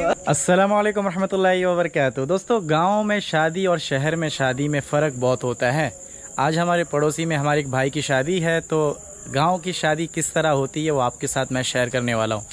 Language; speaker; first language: Hindi; non-native, local second language; Bangla